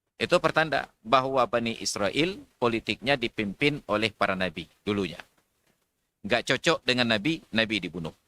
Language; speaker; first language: Malay; non-native, local second language; Achinese